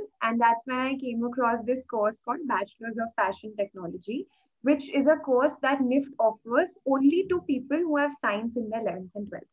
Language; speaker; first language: English; non-native, local second language; Hindi